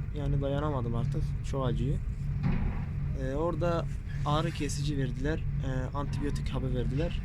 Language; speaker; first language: Turkish; non-native, local second language; Arabic